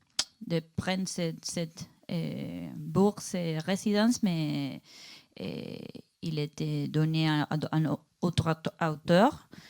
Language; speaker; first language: French; non-native, learner; Spanish